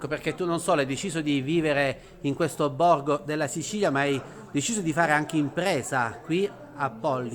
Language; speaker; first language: Italian; native; Italian